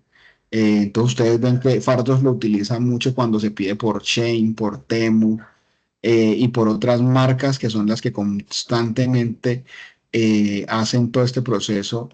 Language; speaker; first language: Spanish; native; Spanish